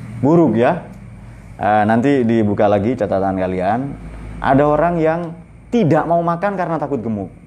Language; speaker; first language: Indonesian; non-native, local second language; Madurese